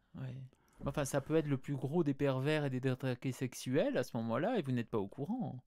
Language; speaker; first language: French; native; French